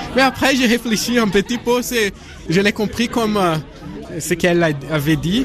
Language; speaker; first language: French; non-native, learner; Portuguese